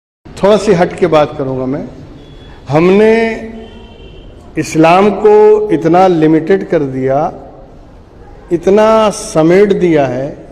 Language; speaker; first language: Urdu; native; Urdu